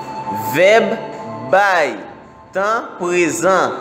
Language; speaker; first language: French; non-native, local second language; Haitian Creole